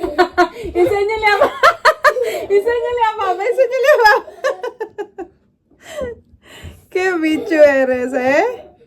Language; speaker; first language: Spanish; non-native, fluent; Filipino